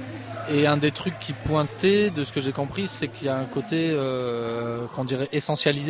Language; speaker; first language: French; native; French